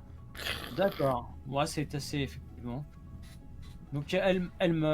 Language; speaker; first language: French; native; French